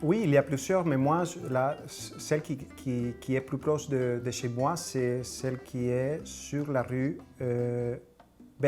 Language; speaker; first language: French; non-native, fluent; Spanish